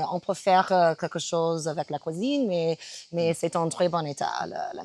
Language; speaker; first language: French; non-native, fluent; English